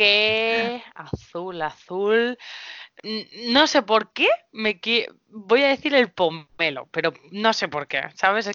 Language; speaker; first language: Spanish; native; Spanish